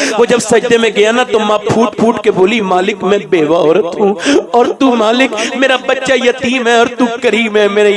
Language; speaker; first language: Urdu; native; Urdu